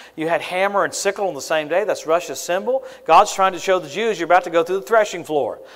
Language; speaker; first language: English; native; English